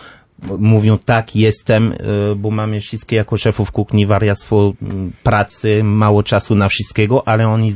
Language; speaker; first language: Polish; non-native, learner; French